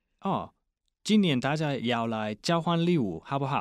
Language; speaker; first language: Chinese; non-native, fluent; English